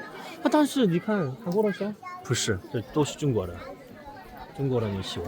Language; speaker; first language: Chinese; non-native, fluent; Korean